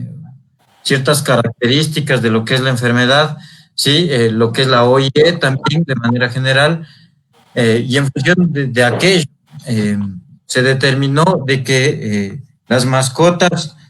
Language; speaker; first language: Spanish; native; Spanish